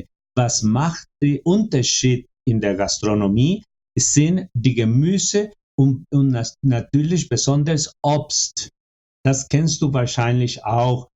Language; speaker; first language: German; non-native, fluent; Spanish